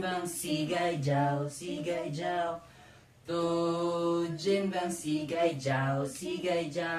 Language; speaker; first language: Chinese; non-native, learner; Cebuano